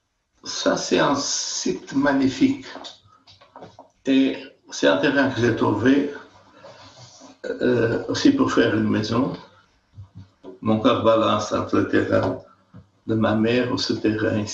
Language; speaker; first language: French; non-native, fluent; Portuguese